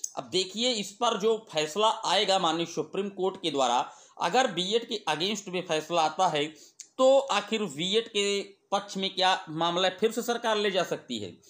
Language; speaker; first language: Hindi; native; Hindi